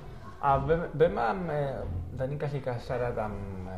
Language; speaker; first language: Welsh; non-native, local second language; Spanish